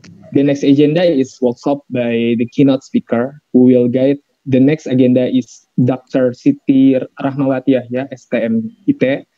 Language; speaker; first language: English; non-native, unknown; Indonesian